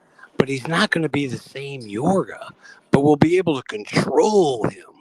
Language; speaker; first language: English; native; English